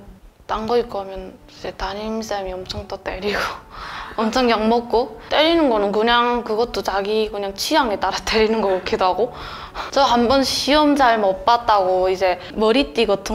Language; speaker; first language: Korean; native; Korean